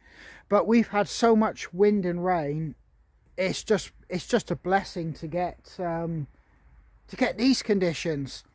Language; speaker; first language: English; native; English